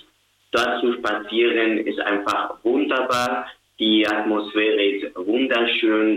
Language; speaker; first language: German; non-native, fluent; Spanish